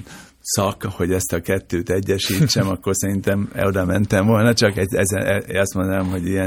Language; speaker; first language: Hungarian; native; Hungarian